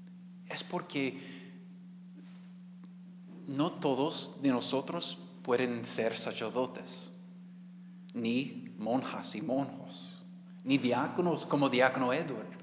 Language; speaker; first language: Spanish; non-native, learner; English